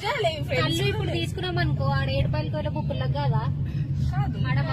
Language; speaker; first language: Telugu; native; Telugu